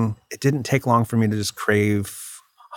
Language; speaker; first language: English; native; English